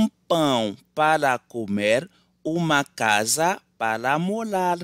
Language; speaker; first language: Portuguese; non-native, learner; Haitian Creole